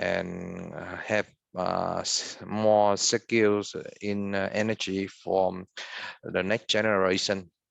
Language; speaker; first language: English; non-native, fluent; Vietnamese